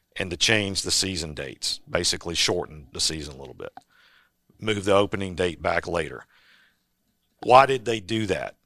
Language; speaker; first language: English; native; English